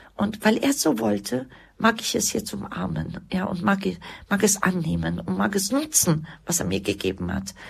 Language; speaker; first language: German; early bilingual, other home language; Croatian